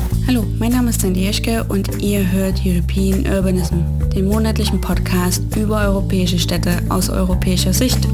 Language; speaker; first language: German; native; German